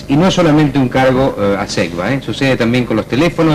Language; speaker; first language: Spanish; native; Spanish